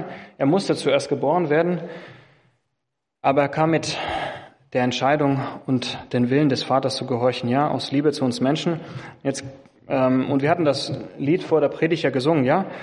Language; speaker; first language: German; non-native, fluent; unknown